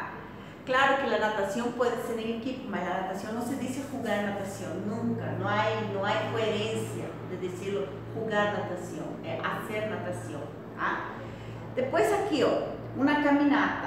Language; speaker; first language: Spanish; non-native, fluent; Portuguese